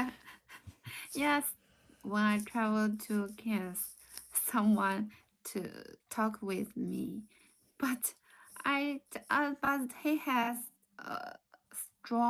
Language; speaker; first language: English; non-native, learner; Chinese